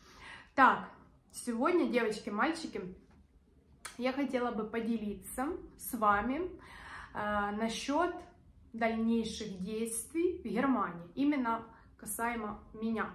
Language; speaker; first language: Russian; native; Russian